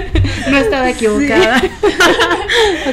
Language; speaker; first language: Spanish; native; Spanish